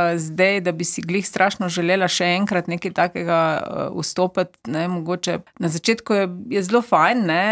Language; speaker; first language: Slovenian; native; Slovenian